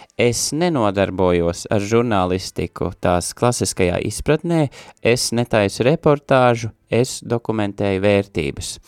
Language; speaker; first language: Latvian; native; Latvian